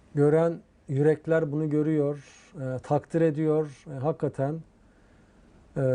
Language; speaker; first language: Turkish; native; Turkish